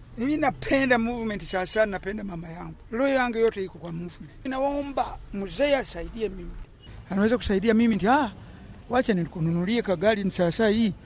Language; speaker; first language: Swahili; non-native, local second language; Ganda